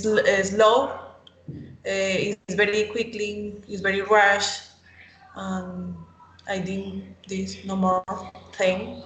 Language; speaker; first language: English; non-native, learner; Spanish